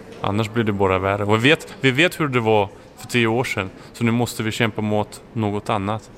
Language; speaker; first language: Swedish; non-native, fluent; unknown